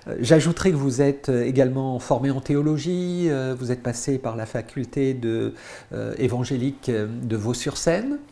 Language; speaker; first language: French; native; French